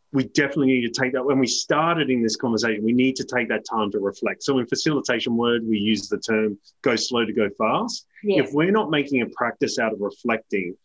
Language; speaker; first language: English; native; English